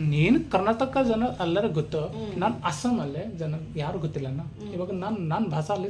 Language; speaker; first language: Kannada; non-native, learner; Bodo